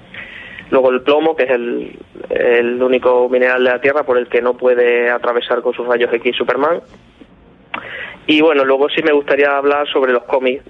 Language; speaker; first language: Spanish; native; Spanish